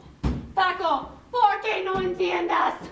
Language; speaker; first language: Spanish; non-native, learner; English